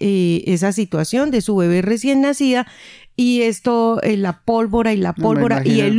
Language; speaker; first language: Spanish; native; Spanish